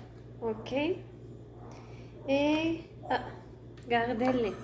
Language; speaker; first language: French; non-native, learner; Spanish